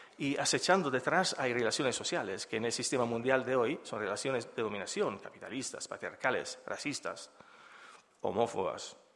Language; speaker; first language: Spanish; non-native, fluent; Italian